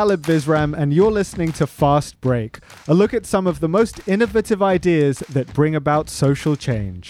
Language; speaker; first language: English; native; English